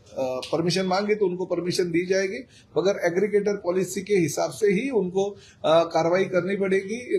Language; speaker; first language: Hindi; non-native, local second language; Marathi